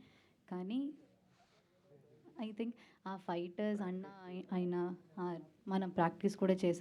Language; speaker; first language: Telugu; non-native, learner; Malayalam